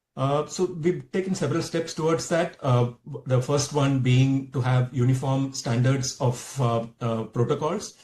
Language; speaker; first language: English; non-native, local second language; Tamil